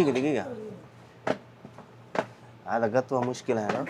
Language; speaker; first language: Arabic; non-native, learner; Telugu